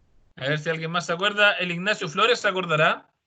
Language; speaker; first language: Spanish; native; Spanish